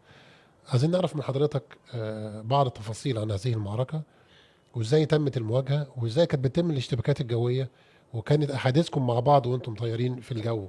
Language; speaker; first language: Arabic; native; Arabic